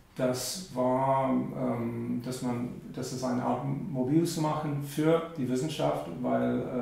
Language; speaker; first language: German; non-native, fluent; English